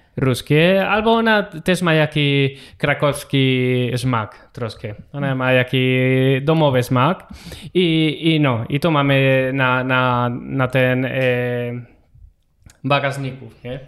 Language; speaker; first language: Polish; non-native, learner; Spanish